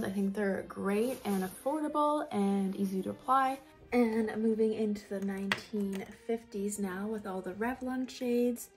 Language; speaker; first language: English; native; English